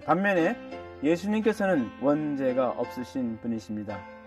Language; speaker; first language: Korean; native; Korean